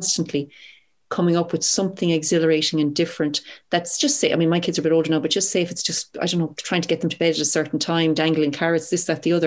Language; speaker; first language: English; native; English